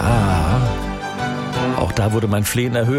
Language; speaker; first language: German; native; German